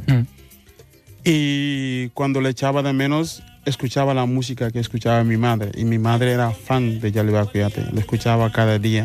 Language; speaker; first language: Spanish; non-native, fluent; Mandingo